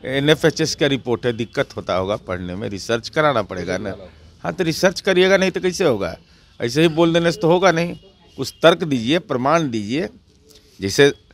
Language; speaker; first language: Hindi; native; Hindi